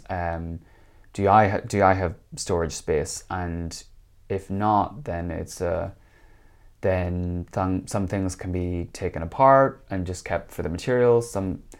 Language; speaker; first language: English; native; English